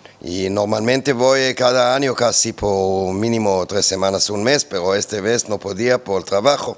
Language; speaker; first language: Spanish; non-native, fluent; Hebrew